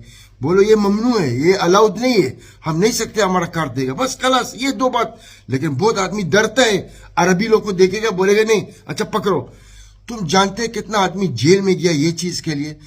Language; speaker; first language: Hindi; non-native, fluent; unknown